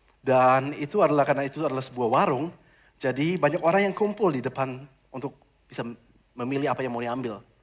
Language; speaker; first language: Indonesian; non-native, fluent; German